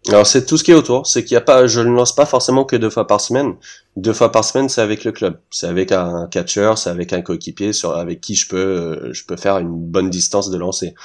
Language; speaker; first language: French; early bilingual, heritage; French